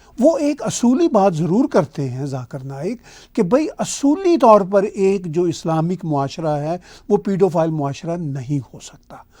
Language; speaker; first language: Urdu; non-native, local second language; Punjabi